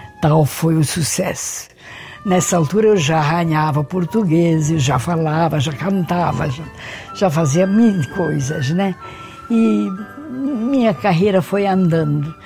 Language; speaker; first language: Portuguese; early bilingual, other home language; Hungarian